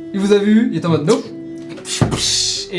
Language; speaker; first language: French; native; French